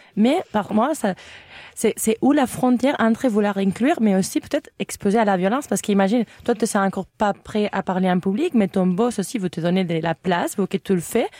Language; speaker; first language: French; non-native, fluent; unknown